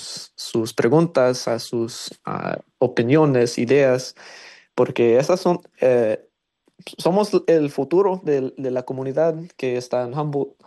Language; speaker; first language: Spanish; non-native, learner; English